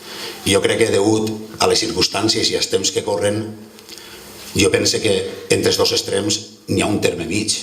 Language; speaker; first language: Catalan; native; Catalan